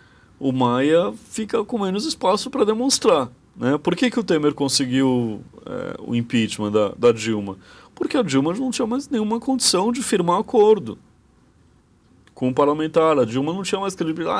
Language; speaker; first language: Portuguese; native; Portuguese